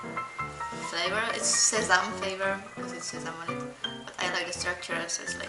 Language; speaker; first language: English; non-native, fluent; Czech